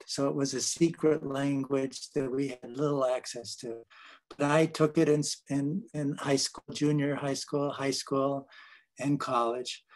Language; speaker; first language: English; native; English